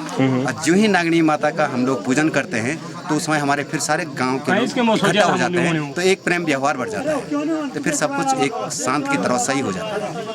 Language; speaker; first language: Hindi; native; Hindi